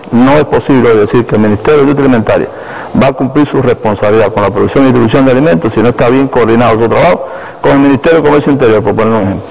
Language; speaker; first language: Spanish; native; Spanish